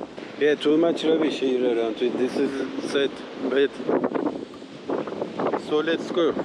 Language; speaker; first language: English; non-native, learner; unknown